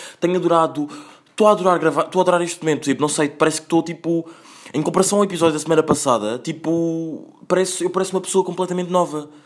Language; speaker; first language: Portuguese; native; Portuguese